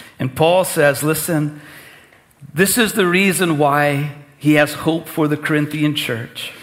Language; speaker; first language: English; native; English